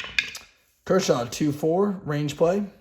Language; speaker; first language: English; native; English